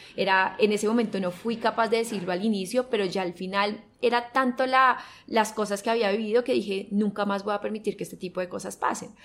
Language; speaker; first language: Spanish; native; Spanish